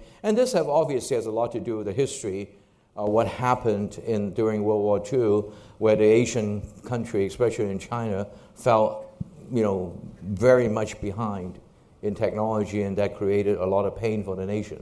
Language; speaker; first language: English; non-native, local second language; Cantonese